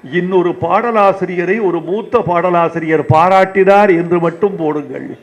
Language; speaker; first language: Tamil; native; Tamil